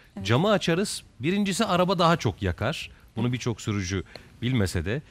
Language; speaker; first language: Turkish; native; Turkish